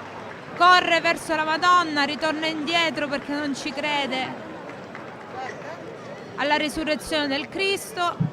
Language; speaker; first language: Italian; native; Italian